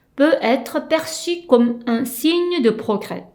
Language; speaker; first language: French; non-native, fluent; Korean